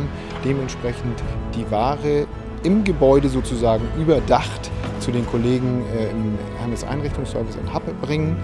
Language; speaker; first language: German; native; German